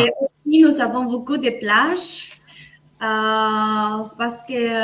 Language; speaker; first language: French; non-native, fluent; Spanish